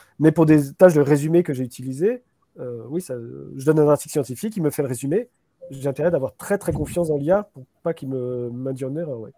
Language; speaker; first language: French; native; French